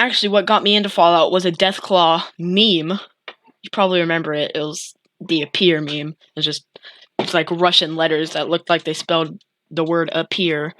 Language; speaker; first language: English; native; English